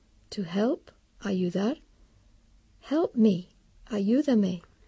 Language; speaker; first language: Spanish; non-native, fluent; English